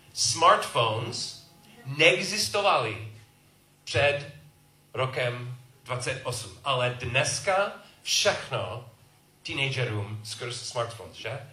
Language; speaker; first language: Czech; non-native, learner; English